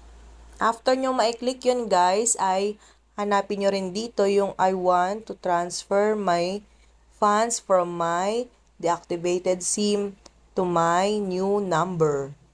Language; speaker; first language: Filipino; native; Filipino